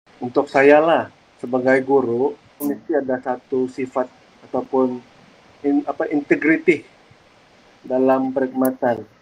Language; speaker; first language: Malay; native; Malay